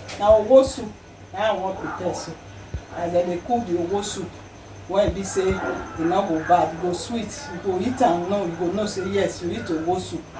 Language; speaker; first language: Nigerian Pidgin; non-native, local second language; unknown